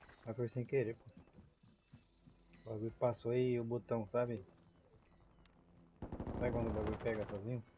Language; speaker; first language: Portuguese; native; Portuguese